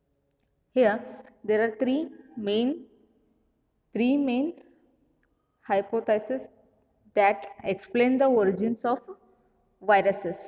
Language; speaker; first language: English; non-native, local second language; Kannada